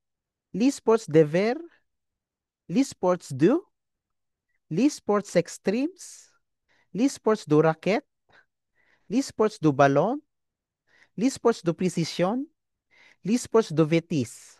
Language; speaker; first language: French; non-native, learner; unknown